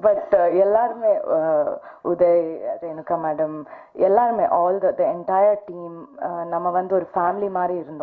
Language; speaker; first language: Tamil; non-native, fluent; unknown